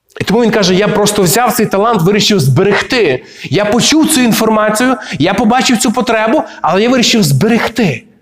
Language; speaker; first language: Ukrainian; native; Ukrainian